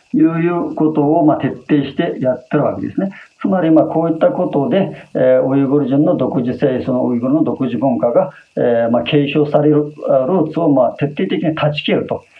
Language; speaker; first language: Japanese; non-native, fluent; Uyghur